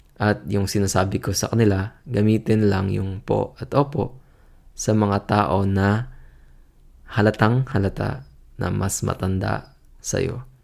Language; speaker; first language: Filipino; native; Filipino